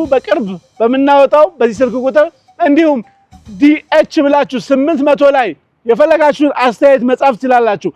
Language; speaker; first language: Amharic; non-native, local second language; Oromo